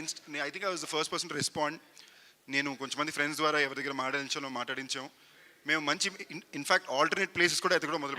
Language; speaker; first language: Telugu; native; Telugu